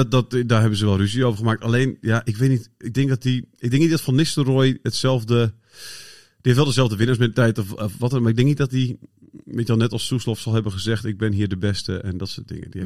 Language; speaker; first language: Dutch; native; Dutch